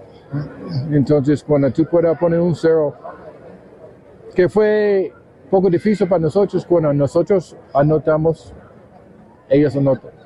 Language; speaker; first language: Spanish; non-native, learner; English